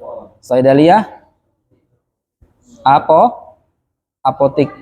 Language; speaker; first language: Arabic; non-native, fluent; Indonesian